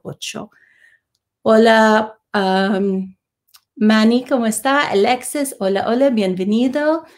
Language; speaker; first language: Spanish; non-native, learner; English